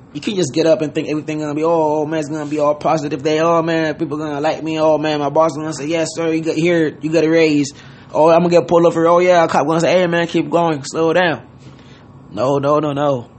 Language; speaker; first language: English; non-native, fluent; Haitian Creole